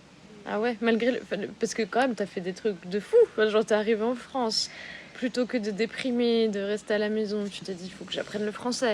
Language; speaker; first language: French; native; French